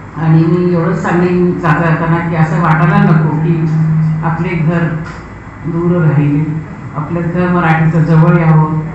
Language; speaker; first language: Marathi; non-native, local second language; Hindi